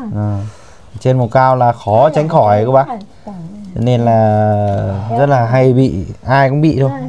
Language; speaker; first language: Vietnamese; native; Vietnamese